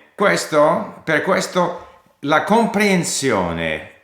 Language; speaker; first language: Italian; non-native, fluent; English